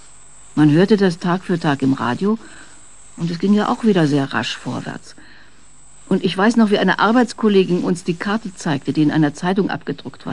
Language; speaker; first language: German; native; German